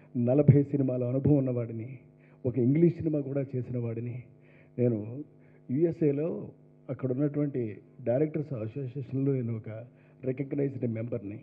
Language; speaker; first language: Telugu; native; Telugu